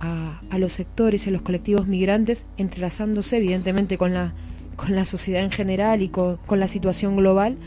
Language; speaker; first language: Spanish; native; Spanish